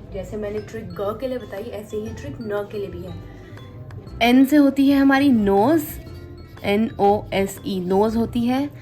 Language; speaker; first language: Hindi; native; Hindi